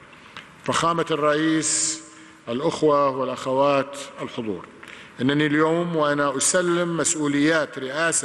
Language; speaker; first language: Arabic; native; Arabic